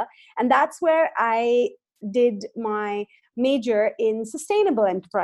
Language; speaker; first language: English; non-native, local second language; Hindi